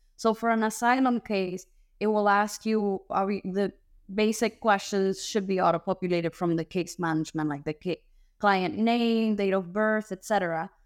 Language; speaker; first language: English; early bilingual, other home language; Spanish